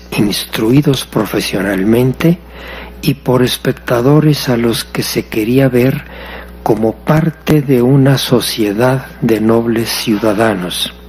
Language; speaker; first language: Spanish; native; Spanish